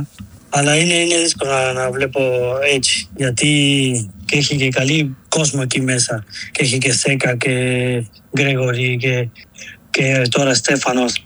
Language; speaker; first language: Greek; non-native, learner; Spanish